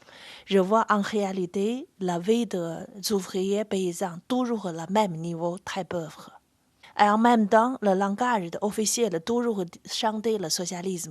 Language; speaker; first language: French; non-native, fluent; Chinese